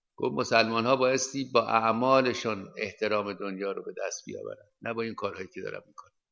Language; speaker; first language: Persian; native; Persian